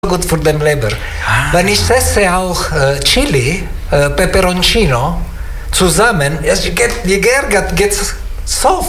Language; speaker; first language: German; non-native, learner; Italian